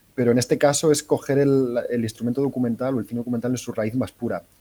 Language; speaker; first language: Spanish; native; Spanish